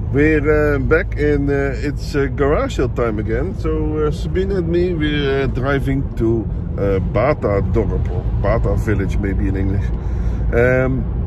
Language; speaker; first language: English; non-native, fluent; Dutch